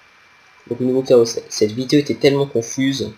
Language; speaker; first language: French; native; French